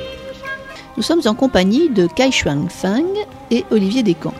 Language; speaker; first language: French; native; French